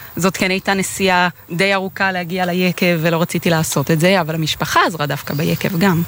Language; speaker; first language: Hebrew; early bilingual, heritage; Hebrew